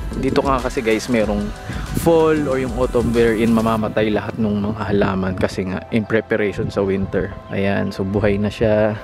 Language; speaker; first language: Filipino; native; Filipino